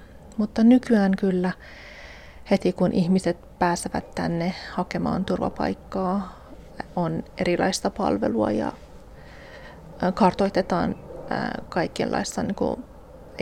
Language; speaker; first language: Finnish; non-native, fluent; Persian